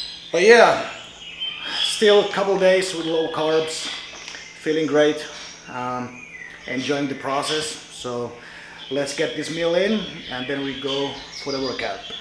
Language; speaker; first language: English; non-native, fluent; Finnish